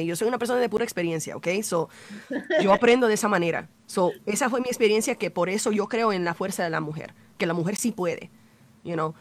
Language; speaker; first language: Spanish; early bilingual, heritage; Spanish